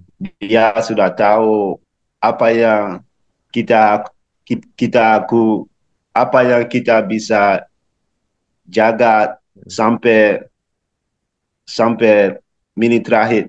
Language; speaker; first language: Indonesian; non-native, learner; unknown